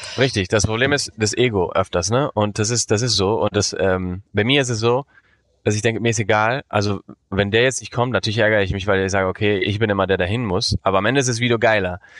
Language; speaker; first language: German; early bilingual, heritage; Spanish